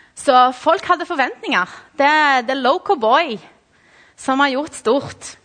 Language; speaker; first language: Norwegian; non-native, fluent; Portuguese